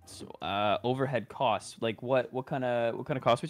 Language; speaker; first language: English; native; English